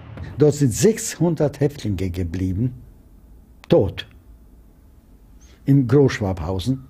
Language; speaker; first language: German; non-native, fluent; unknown